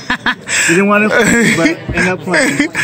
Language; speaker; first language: English; native; English